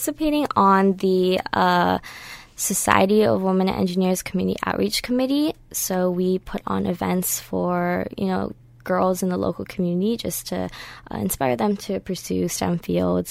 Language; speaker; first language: English; native; English